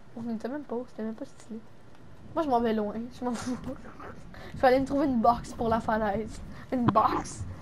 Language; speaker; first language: French; native; French